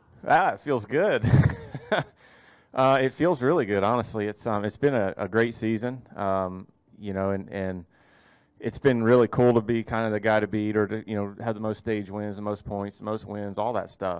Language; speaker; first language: English; native; English